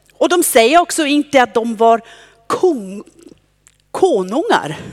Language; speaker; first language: Swedish; non-native, fluent; German